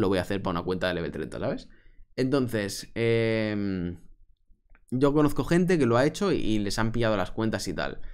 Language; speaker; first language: Spanish; native; Spanish